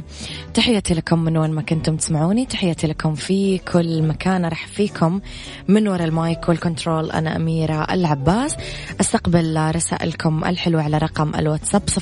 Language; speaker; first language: Arabic; native; Arabic